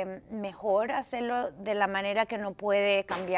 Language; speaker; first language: Spanish; early bilingual, heritage; English